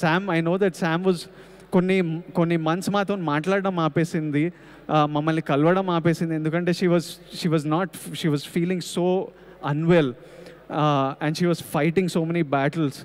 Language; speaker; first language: Telugu; native; Telugu